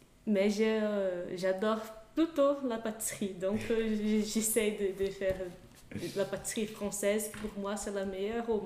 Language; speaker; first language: French; non-native, fluent; Portuguese